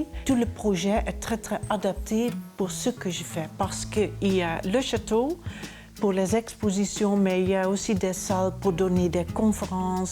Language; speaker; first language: French; non-native, fluent; Dutch